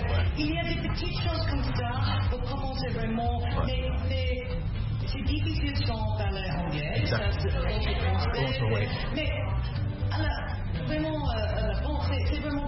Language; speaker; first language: French; non-native, fluent; English